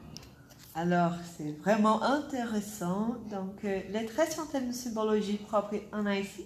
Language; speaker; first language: French; non-native, fluent; Portuguese